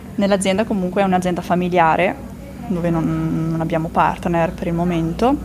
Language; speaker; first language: Italian; native; Italian